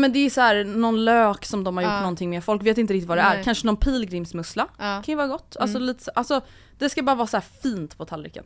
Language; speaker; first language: Swedish; native; Swedish